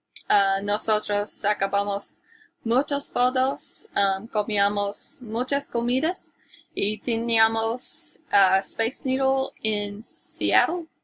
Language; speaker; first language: Spanish; non-native, learner; English